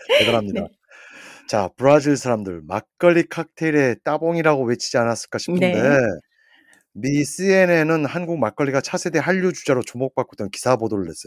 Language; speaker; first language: Korean; native; Korean